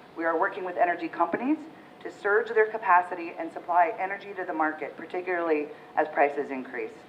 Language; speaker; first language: English; native; English